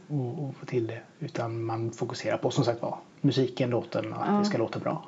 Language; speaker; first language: Swedish; native; Swedish